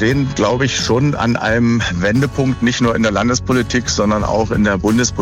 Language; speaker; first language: German; native; German